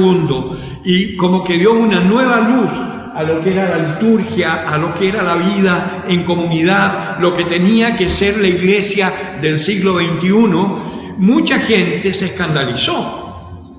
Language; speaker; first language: Spanish; native; Spanish